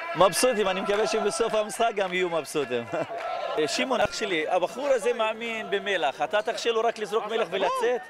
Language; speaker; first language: Hebrew; non-native, local second language; Arabic